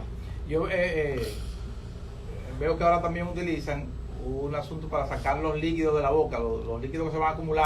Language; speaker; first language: Spanish; native; Spanish